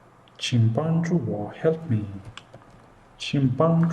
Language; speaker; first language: Chinese; non-native, learner; Mongolian